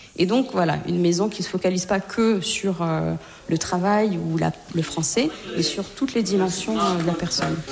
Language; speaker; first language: French; native; French